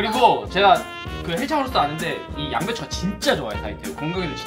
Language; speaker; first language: Korean; native; Korean